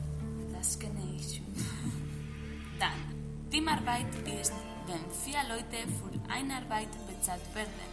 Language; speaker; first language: German; non-native, learner; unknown